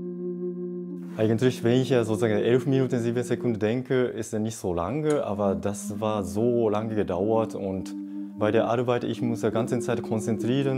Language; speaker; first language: German; non-native, fluent; Japanese